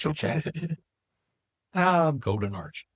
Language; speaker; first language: English; native; English